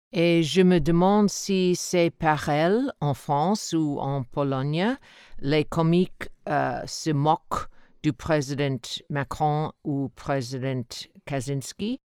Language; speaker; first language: French; non-native, learner; English